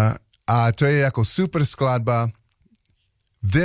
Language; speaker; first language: Czech; non-native, learner; English